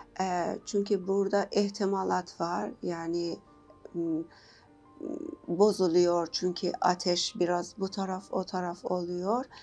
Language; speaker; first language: Turkish; non-native, learner; Persian